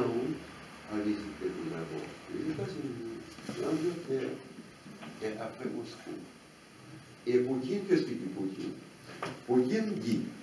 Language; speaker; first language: French; non-native, fluent; Russian